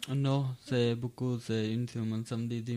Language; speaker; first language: French; non-native, learner; Punjabi